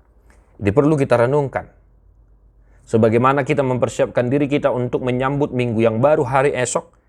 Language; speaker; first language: Indonesian; non-native, local second language; Batak Toba